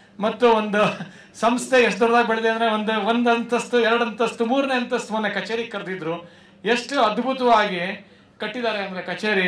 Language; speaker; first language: Kannada; native; Kannada